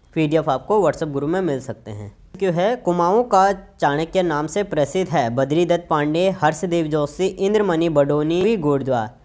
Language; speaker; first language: Hindi; native; Hindi